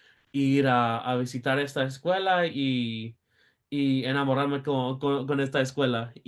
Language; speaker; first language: Spanish; early bilingual, heritage; Spanish